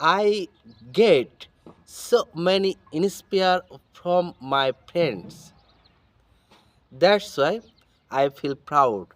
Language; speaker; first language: English; non-native, learner; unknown